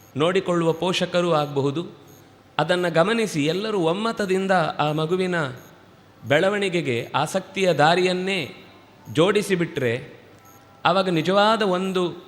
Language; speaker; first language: Kannada; non-native, local second language; Tulu